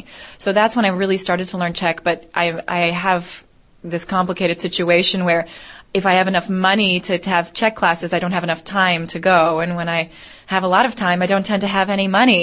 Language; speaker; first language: English; native; English